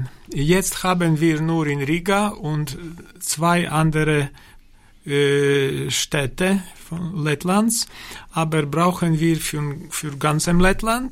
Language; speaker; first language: German; non-native, learner; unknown